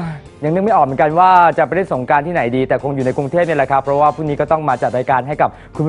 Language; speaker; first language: Thai; native; Thai